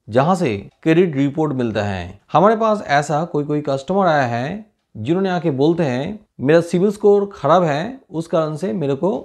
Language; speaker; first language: Hindi; non-native, local second language; Bangla